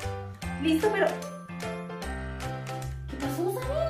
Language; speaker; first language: Spanish; native; Spanish